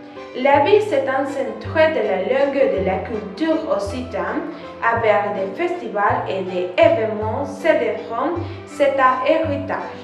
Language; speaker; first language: French; non-native, learner; Spanish